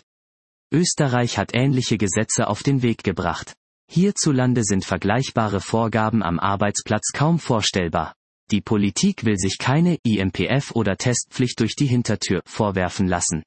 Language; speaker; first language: German; native; German